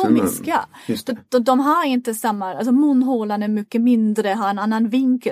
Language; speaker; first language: Swedish; non-native, fluent; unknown